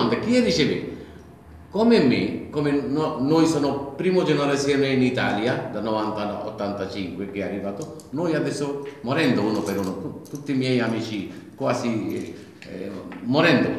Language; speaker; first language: Italian; non-native, learner; Bangla